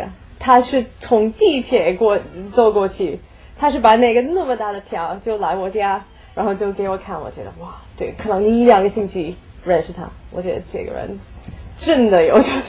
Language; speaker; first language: Chinese; non-native, fluent; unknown